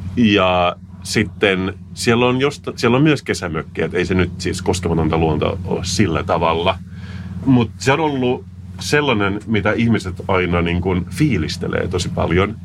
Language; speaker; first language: Finnish; native; Finnish